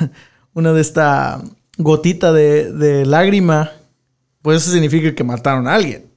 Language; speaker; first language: Spanish; early bilingual, heritage; Spanish